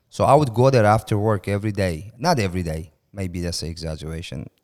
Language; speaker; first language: English; non-native, fluent; Persian